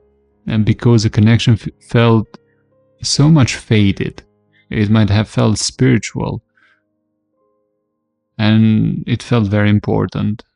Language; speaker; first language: English; non-native, fluent; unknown